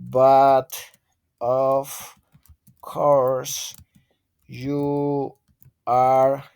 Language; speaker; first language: English; non-native, learner; Spanish